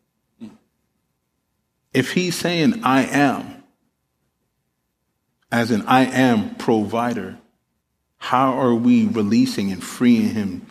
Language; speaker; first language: English; native; English